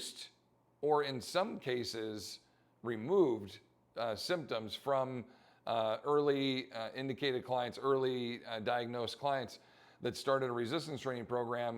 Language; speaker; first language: English; native; English